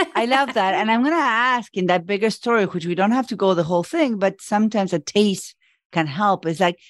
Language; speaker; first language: English; non-native, fluent; Spanish